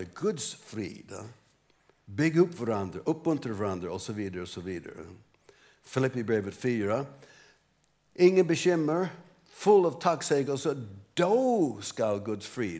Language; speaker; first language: Swedish; non-native, fluent; English